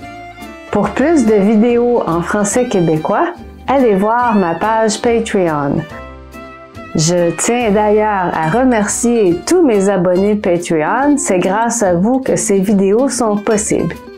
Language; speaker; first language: French; native; French